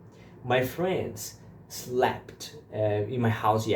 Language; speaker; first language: English; non-native, fluent; Portuguese